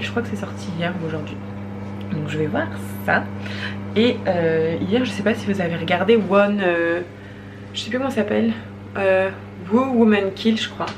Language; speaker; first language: French; native; French